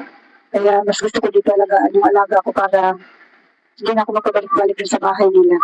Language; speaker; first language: Filipino; native; Filipino